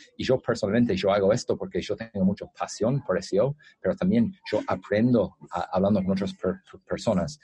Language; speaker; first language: Spanish; non-native, fluent; English